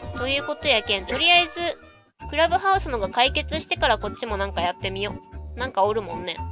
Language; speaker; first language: Japanese; native; Japanese